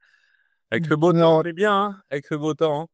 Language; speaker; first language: French; native; French